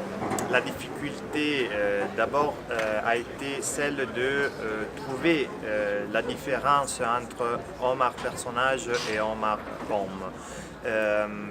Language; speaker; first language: French; non-native, fluent; Italian